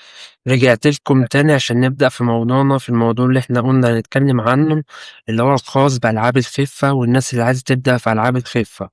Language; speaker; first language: Arabic; native; Arabic